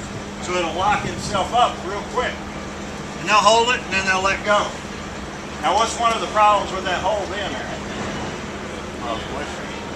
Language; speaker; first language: English; native; English